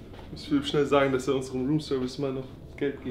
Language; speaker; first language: German; native; German